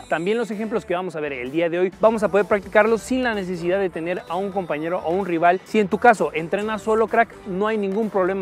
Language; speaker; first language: Spanish; native; Spanish